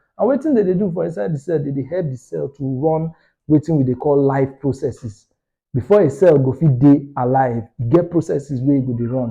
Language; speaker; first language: Nigerian Pidgin; non-native, local second language; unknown